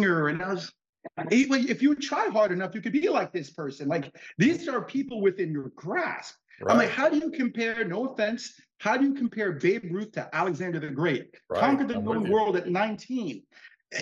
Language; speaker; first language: English; native; English